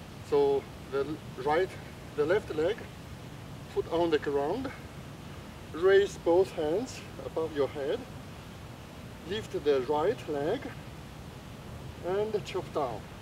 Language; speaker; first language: English; non-native, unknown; Chinese